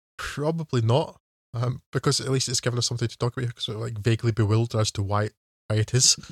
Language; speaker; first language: English; native; English